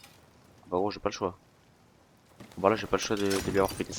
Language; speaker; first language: French; native; French